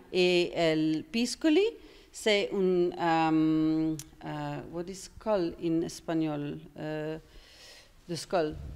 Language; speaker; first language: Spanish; non-native, learner; English